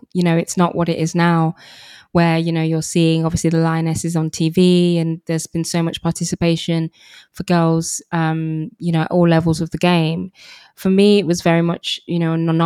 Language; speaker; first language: English; native; English